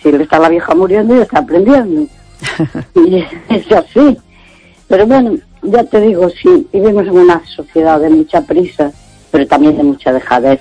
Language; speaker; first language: Spanish; native; Spanish